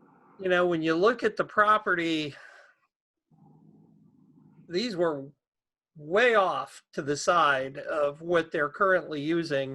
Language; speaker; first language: English; native; English